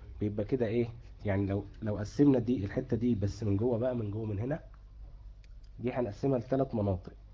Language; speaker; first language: Arabic; native; Arabic